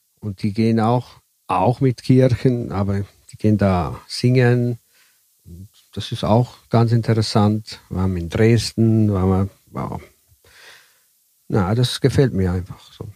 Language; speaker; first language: German; early bilingual, heritage; Italian